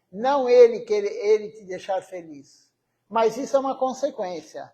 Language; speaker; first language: Portuguese; native; Portuguese